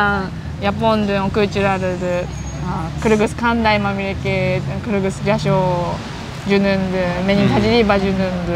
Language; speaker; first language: Kyrgyz; non-native, learner; Japanese